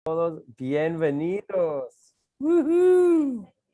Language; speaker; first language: Spanish; non-native, fluent; English